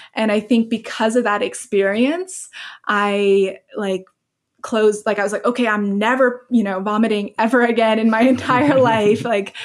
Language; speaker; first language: English; native; English